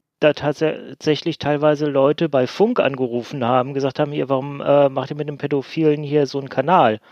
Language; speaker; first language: German; native; German